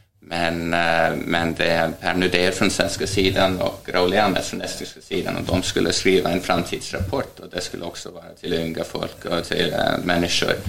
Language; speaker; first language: Swedish; non-native, fluent; Estonian